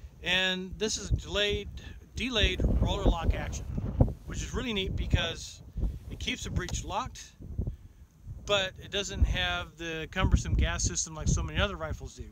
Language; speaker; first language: English; native; English